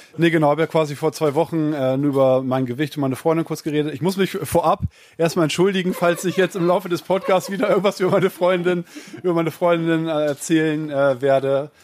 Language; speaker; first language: German; native; German